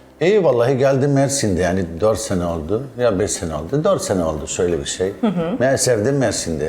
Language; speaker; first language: Turkish; non-native, learner; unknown